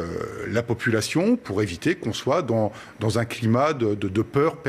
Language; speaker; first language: French; native; French